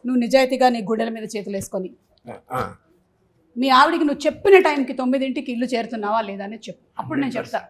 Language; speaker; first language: Telugu; native; Telugu